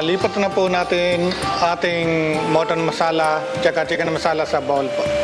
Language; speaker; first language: Filipino; non-native, learner; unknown